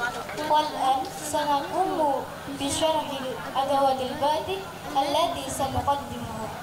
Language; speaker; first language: Arabic; non-native, learner; Indonesian